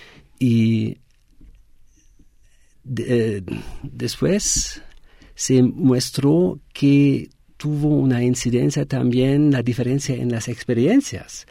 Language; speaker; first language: Spanish; non-native, fluent; German